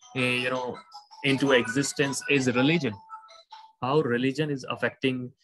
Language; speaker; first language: English; non-native, local second language; Hindi